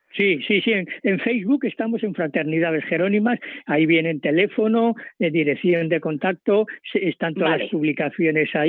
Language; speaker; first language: Spanish; native; Spanish